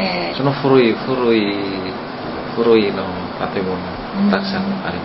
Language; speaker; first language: Japanese; non-native, learner; Indonesian